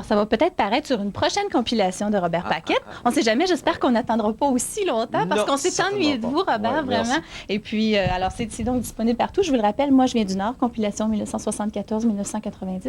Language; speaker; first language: French; native; French